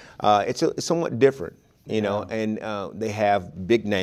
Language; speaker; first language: English; native; English